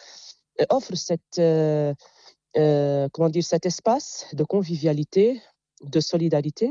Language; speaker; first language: French; non-native, local second language; Arabic